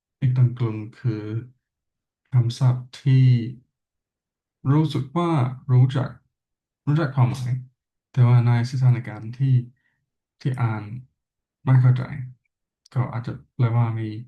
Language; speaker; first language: Thai; non-native, learner; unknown